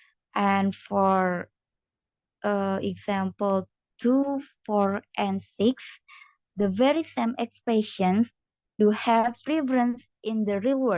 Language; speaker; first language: English; non-native, learner; Indonesian